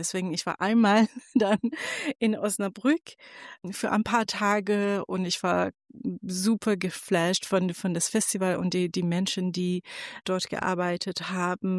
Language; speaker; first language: German; non-native, fluent; Persian